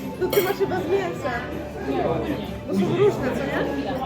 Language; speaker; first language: Polish; native; Polish